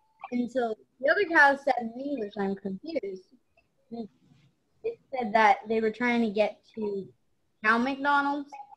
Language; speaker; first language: English; native; English